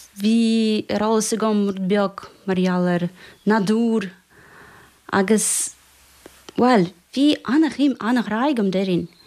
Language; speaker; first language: Irish; non-native, fluent; Russian